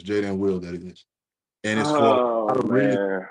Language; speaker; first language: English; native; English